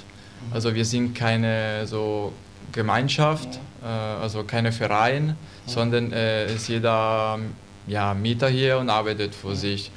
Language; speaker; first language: German; non-native, learner; Italian